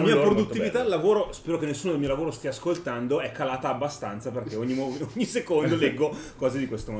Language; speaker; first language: Italian; native; Italian